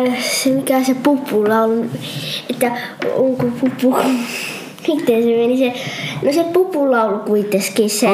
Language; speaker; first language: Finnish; early bilingual, other home language; Spanish